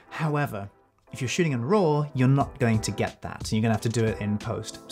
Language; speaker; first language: English; native; English